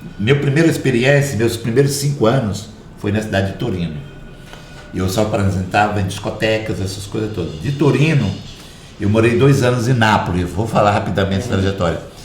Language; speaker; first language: Portuguese; native; Portuguese